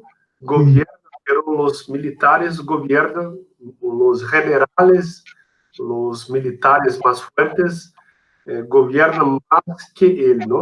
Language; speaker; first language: Spanish; non-native, fluent; Portuguese